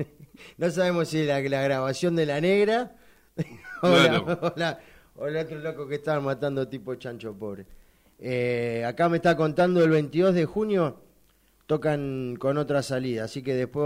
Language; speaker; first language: Spanish; native; Spanish